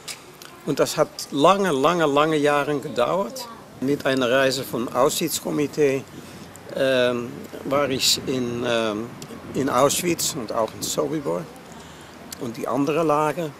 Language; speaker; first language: German; non-native, fluent; Dutch